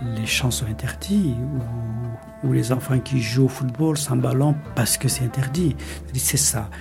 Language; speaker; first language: French; non-native, local second language; Bambara